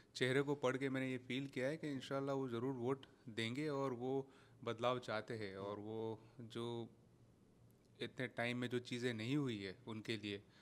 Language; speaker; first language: Hindi; native; Hindi